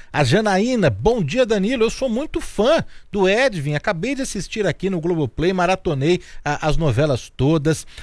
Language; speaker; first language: Portuguese; native; Portuguese